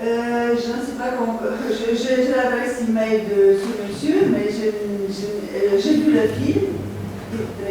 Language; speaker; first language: French; non-native, fluent; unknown